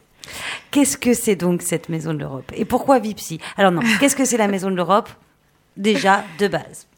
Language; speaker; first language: French; native; French